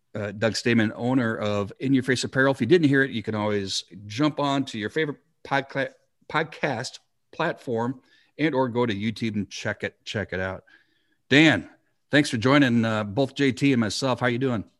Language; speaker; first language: English; native; English